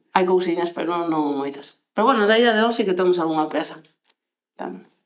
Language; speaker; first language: Galician; native; Galician